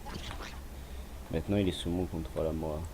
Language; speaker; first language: French; native; French